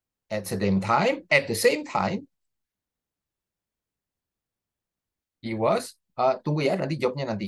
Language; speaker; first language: English; non-native, fluent; Indonesian